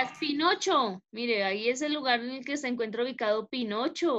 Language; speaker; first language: Spanish; native; Spanish